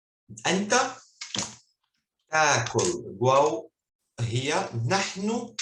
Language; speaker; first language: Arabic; non-native, fluent; Portuguese